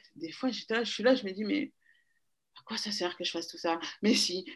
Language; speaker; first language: French; native; French